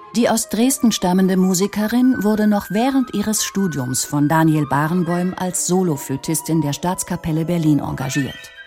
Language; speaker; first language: German; native; German